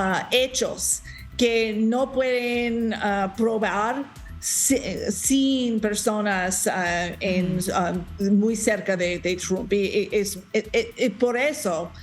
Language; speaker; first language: Spanish; non-native, learner; English